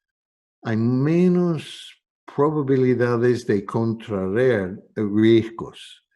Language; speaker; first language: Spanish; non-native, fluent; English